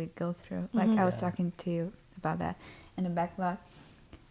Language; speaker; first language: English; non-native, fluent; Portuguese